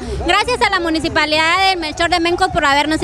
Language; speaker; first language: Spanish; native; Spanish